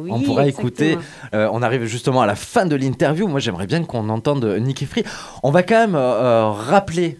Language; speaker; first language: French; native; French